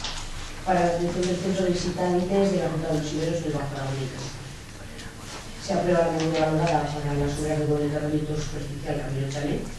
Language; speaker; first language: Spanish; native; Spanish